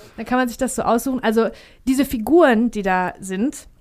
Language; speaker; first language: German; early bilingual, heritage; Greek